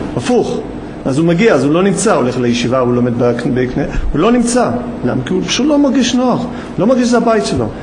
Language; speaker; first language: Hebrew; non-native, fluent; English